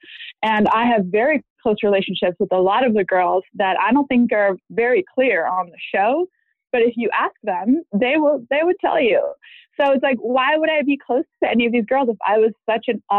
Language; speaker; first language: English; non-native, fluent; German